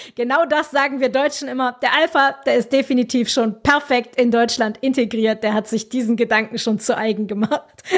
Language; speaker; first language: German; native; German